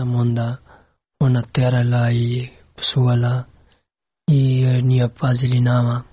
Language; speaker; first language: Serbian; non-native, learner; Pashto